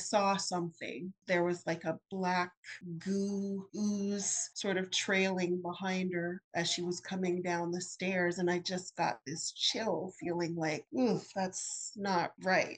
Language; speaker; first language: English; native; English